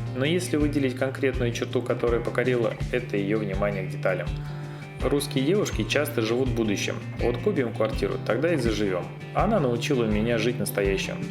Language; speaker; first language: Russian; native; Russian